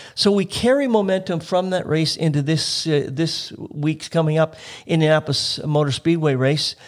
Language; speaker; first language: English; native; English